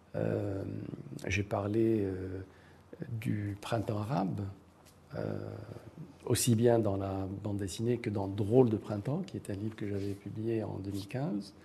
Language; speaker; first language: French; non-native, local second language; Arabic